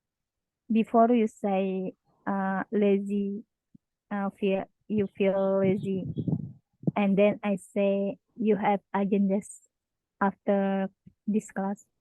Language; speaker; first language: English; non-native, learner; Indonesian